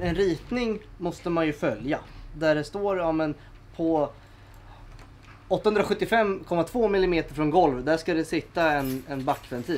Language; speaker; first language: Swedish; native; Swedish